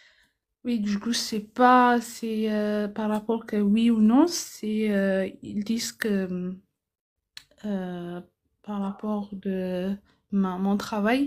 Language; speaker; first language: French; non-native, fluent; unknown